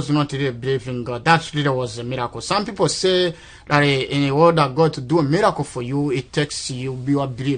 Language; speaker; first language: English; non-native, local second language; Kinyarwanda